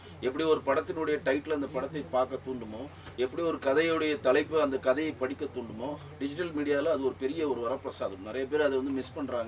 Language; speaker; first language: Tamil; native; Tamil